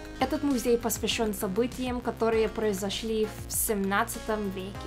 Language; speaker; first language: Russian; non-native, learner; English